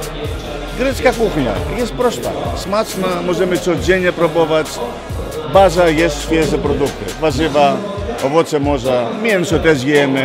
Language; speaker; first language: Polish; non-native, fluent; Greek